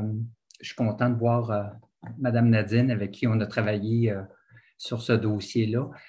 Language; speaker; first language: French; native; French